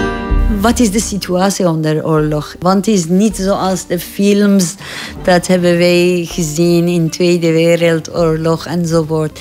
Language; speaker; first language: Dutch; non-native, fluent; Persian